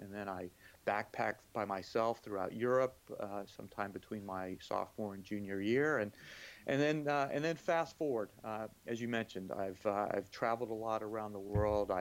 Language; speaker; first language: English; native; English